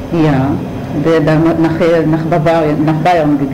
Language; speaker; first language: German; non-native, fluent; Hebrew